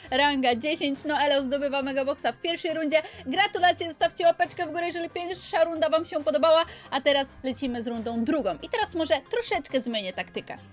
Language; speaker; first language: Polish; native; Polish